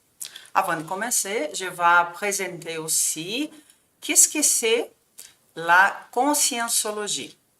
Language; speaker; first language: French; non-native, fluent; Portuguese